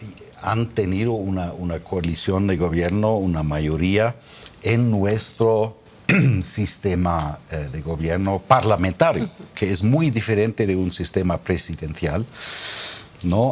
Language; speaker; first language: Spanish; non-native, fluent; German